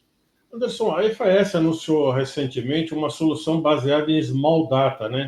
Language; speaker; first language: Portuguese; native; Portuguese